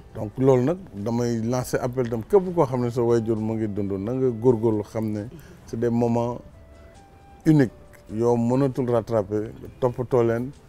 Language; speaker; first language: Wolof; non-native, local second language; Fula